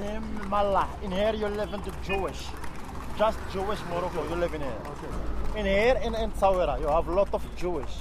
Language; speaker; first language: English; non-native, learner; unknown